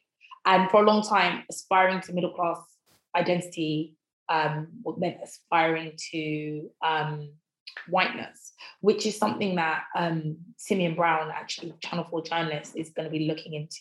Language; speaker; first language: English; native; English